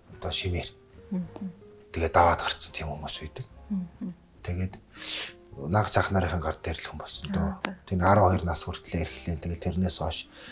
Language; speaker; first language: Mongolian; native; Mongolian